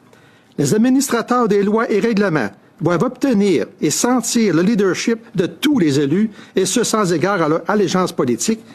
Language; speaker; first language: French; native; French